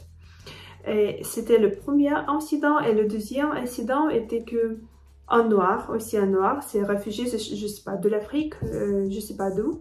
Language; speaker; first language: French; non-native, fluent; Ukrainian